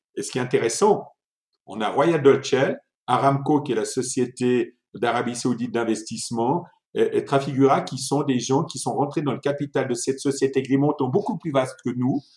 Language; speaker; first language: French; early bilingual, other home language; Italian